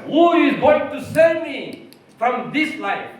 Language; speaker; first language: English; non-native, local second language; Tamil